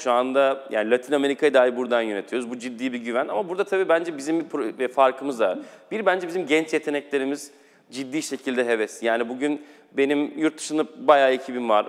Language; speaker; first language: Turkish; native; Turkish